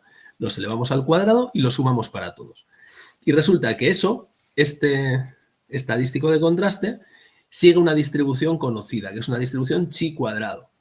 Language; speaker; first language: Spanish; native; Spanish